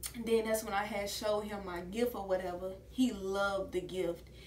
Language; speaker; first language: English; native; English